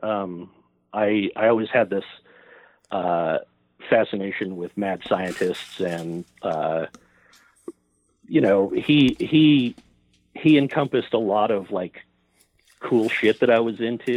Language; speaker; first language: English; native; English